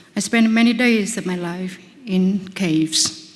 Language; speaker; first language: English; non-native, fluent; Vietnamese